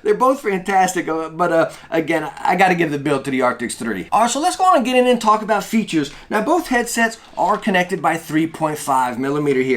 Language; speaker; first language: English; native; English